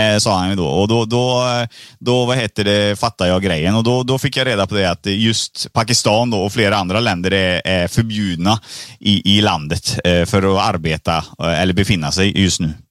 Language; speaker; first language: Swedish; early bilingual, other home language; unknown